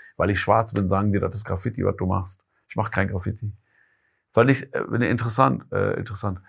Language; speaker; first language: German; early bilingual, other home language; Persian